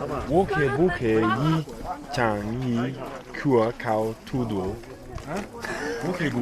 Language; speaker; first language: Chinese; non-native, learner; English